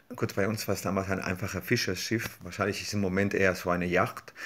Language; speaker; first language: German; non-native, fluent; Spanish